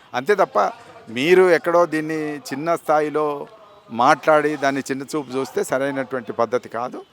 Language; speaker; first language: Telugu; native; Telugu